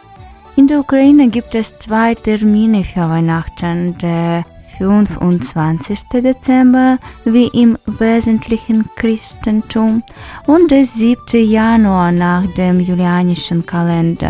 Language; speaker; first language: German; non-native, fluent; Ukrainian